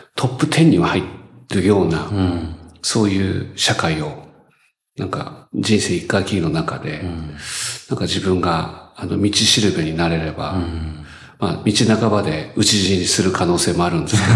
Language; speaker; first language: Japanese; native; Japanese